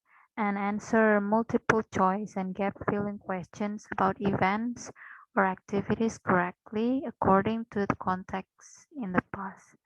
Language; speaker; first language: English; non-native, fluent; Indonesian